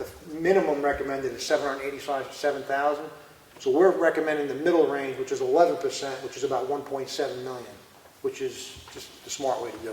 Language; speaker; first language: English; native; English